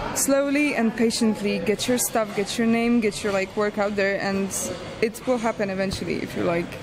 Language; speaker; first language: English; non-native, fluent; Polish